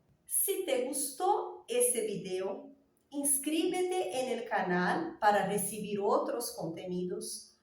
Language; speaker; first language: Spanish; non-native, fluent; Portuguese